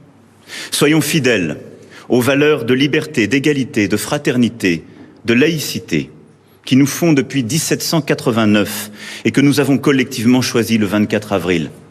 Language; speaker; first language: French; native; French